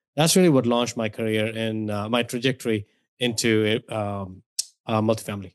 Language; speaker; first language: English; non-native, local second language; Hindi